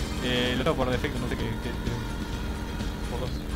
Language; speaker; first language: Spanish; native; Spanish